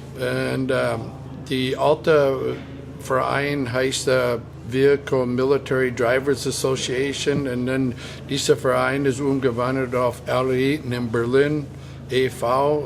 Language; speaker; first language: German; non-native, fluent; English